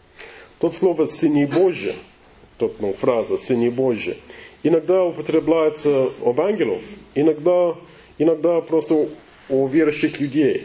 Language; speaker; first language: Russian; non-native, learner; English